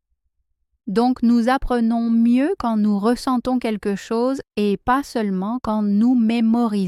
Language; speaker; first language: French; native; French